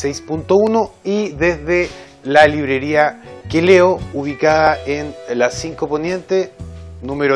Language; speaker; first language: Spanish; native; Spanish